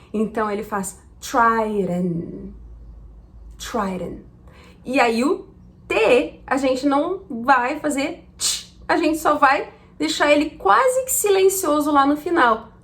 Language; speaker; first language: Portuguese; native; Portuguese